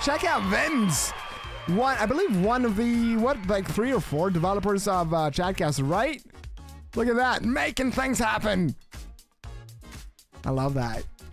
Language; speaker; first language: English; native; English